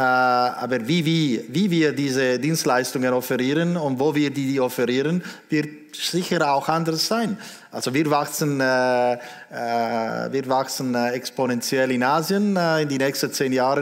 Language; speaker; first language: German; non-native, local second language; Italian